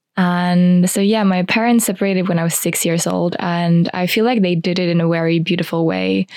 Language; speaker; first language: English; non-native, fluent; Finnish